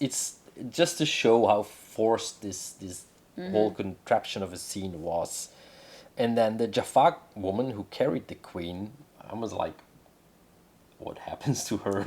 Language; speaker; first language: English; non-native, fluent; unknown